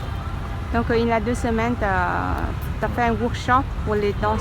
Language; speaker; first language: French; non-native, learner; Vietnamese